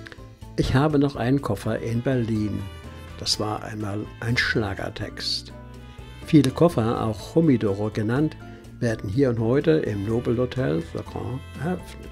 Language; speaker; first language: German; native; German